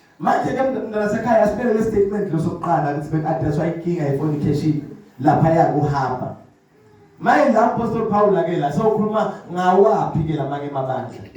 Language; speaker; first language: Zulu; non-native, local second language; Swati